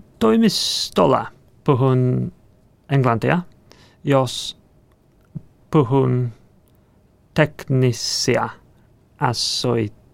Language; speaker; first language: Finnish; non-native, learner; English